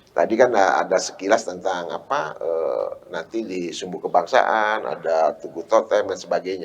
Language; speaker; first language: Indonesian; native; Indonesian